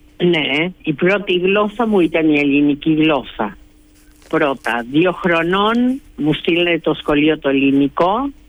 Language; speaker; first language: Greek; early bilingual, heritage; Greek